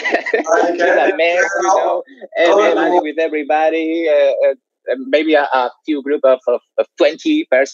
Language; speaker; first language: English; non-native, fluent; Spanish